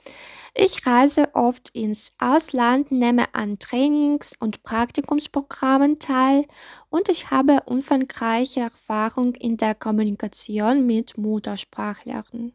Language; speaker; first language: German; non-native, fluent; Russian